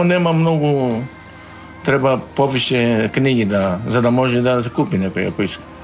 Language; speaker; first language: Bulgarian; non-native, learner; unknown